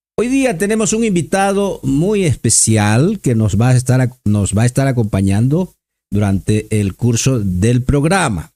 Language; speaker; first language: Spanish; native; Spanish